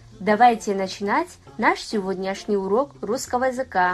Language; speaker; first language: Russian; non-native, fluent; Kazakh